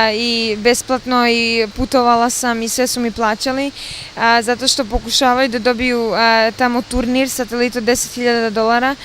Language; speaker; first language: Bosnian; early bilingual, other home language; Serbian